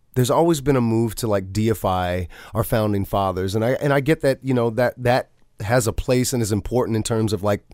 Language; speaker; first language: English; native; English